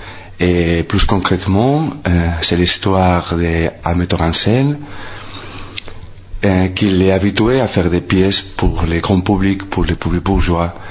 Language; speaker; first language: French; non-native, fluent; Spanish